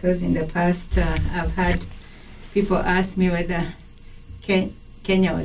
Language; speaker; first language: English; non-native, local second language; Kalenjin